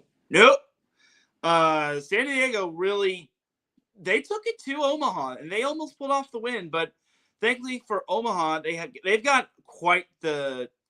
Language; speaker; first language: English; native; English